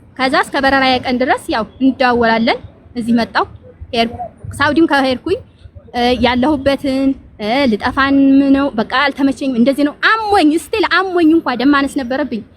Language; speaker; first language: Amharic; native; Amharic